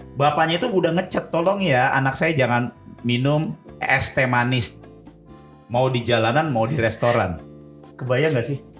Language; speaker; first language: Indonesian; native; Indonesian